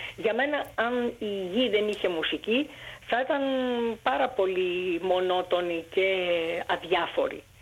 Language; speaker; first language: Greek; native; Greek